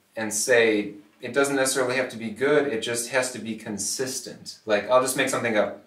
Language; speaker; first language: English; native; English